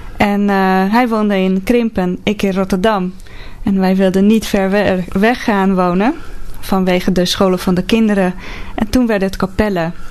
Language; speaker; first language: Dutch; non-native, fluent; Hungarian